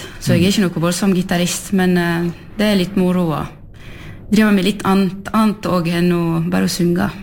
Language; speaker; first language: Norwegian; early bilingual, heritage; French